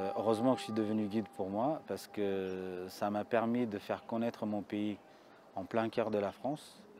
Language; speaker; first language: French; early bilingual, other home language; Amharic